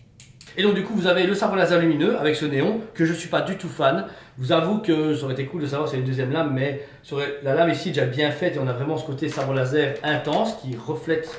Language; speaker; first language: French; native; French